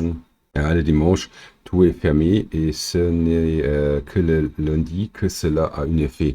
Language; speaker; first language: French; non-native, learner; German